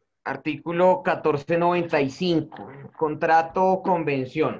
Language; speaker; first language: Spanish; native; Spanish